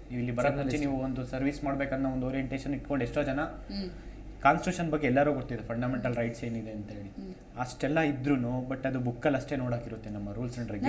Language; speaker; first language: Kannada; native; Kannada